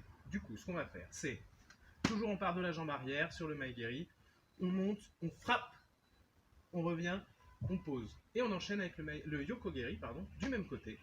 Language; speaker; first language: French; native; French